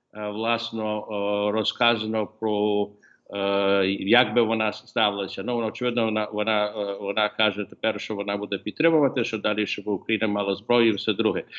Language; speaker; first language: Ukrainian; early bilingual, heritage; Ukrainian